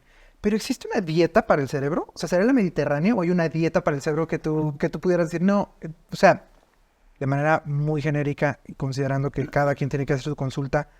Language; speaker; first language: Spanish; native; Spanish